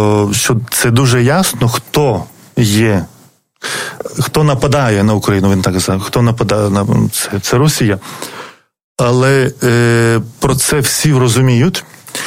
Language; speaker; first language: Ukrainian; non-native, fluent; Lithuanian